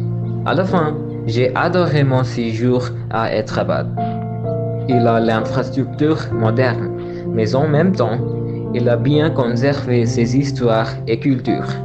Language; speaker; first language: French; non-native, learner; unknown